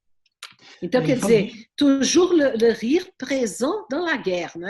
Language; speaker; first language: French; non-native, learner; Portuguese